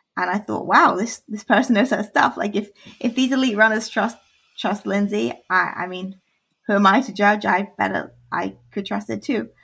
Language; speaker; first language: English; native; English